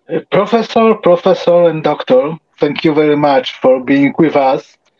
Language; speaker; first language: English; non-native, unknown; Polish